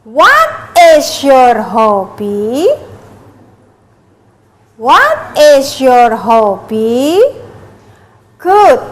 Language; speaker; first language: English; non-native, learner; Indonesian